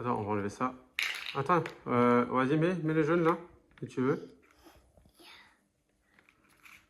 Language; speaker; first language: French; native; French